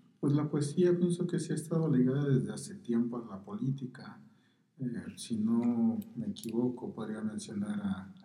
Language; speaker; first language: Spanish; native; Spanish